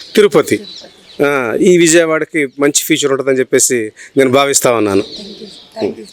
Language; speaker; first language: Telugu; native; Telugu